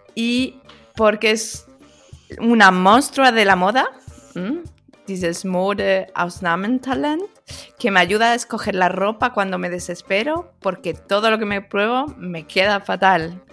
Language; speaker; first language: Spanish; early bilingual, other home language; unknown